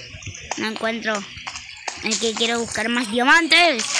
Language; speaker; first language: Spanish; native; Spanish